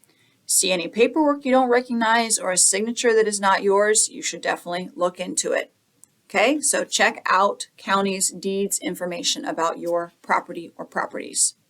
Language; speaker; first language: English; native; English